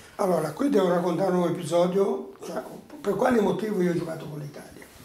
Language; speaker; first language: Italian; non-native, fluent; Portuguese